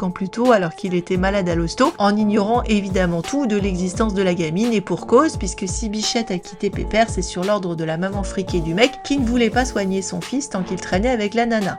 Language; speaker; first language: French; native; French